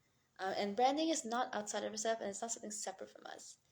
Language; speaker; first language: English; native; English